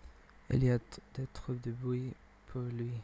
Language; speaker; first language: French; non-native, learner; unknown